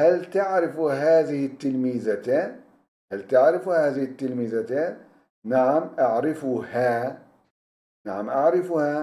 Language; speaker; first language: Arabic; non-native, fluent; Turkish